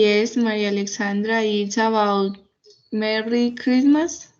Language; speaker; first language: English; non-native, fluent; Spanish